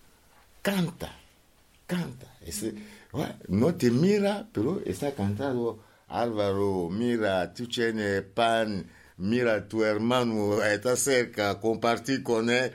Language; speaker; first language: Spanish; non-native, learner; Lingala